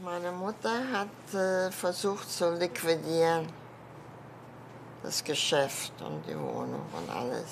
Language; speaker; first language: German; early bilingual, other home language; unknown